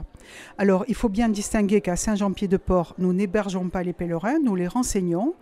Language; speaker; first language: French; native; French